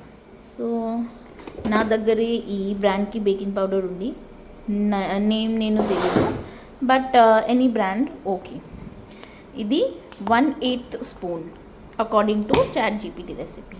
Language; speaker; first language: Telugu; non-native, learner; Marathi